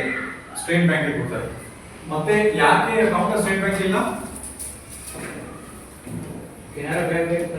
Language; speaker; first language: Kannada; non-native, local second language; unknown